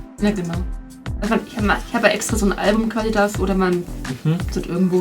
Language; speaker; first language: German; native; German